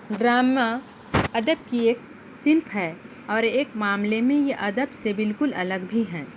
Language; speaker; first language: Urdu; native; Urdu